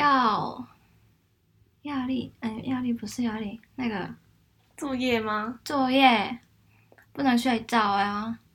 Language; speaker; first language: Chinese; non-native, fluent; Korean